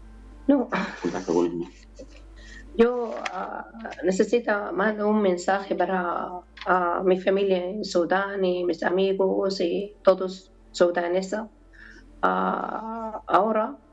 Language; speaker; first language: Spanish; non-native, learner; Arabic